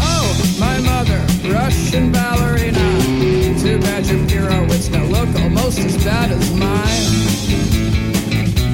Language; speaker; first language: English; early bilingual, other home language; Russian